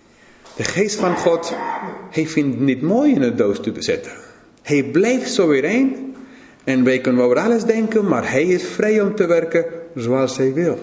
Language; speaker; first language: Dutch; non-native, fluent; English